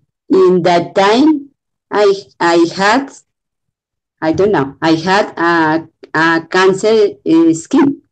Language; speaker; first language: English; non-native, learner; Spanish